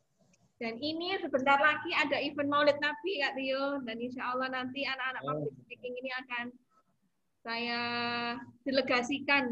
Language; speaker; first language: Indonesian; native; Indonesian